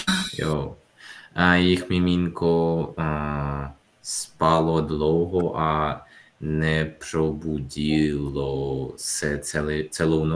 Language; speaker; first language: Czech; non-native, learner; Russian